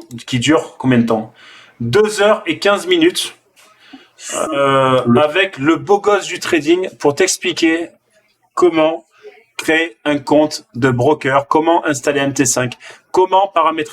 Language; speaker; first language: French; native; French